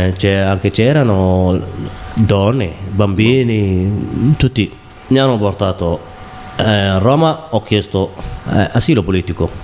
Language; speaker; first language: Italian; non-native, learner; Somali